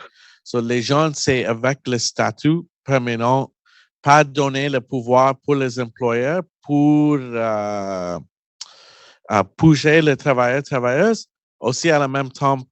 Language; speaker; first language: French; non-native, learner; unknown